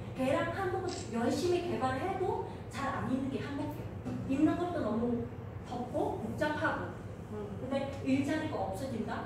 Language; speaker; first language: Korean; non-native, fluent; Vietnamese